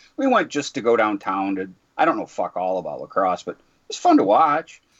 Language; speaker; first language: English; native; English